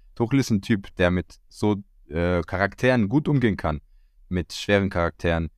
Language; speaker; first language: German; early bilingual, other home language; Croatian